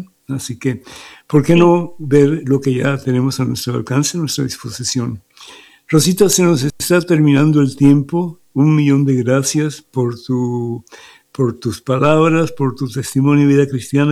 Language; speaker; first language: Spanish; native; Spanish